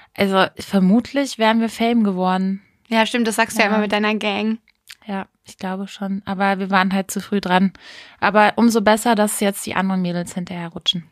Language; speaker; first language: German; native; German